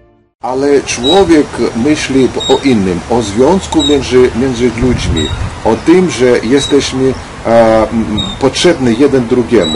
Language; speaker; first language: Polish; non-native, learner; Ukrainian